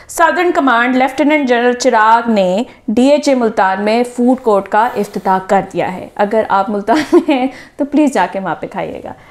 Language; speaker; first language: Urdu; native; Urdu